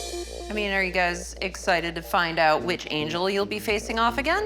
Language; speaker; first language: English; native; English